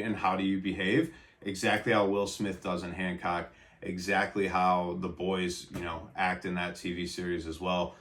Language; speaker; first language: English; native; English